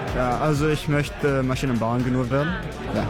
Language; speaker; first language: German; non-native, learner; English